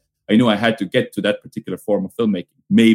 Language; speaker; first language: English; non-native, fluent; Estonian